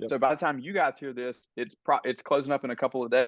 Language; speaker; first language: English; native; English